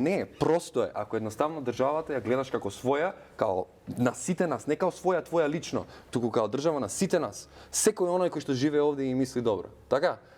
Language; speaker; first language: Macedonian; non-native, local second language; Albanian